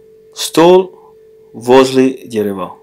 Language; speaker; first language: Russian; non-native, learner; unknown